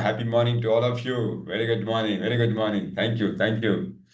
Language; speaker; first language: English; non-native, local second language; Kannada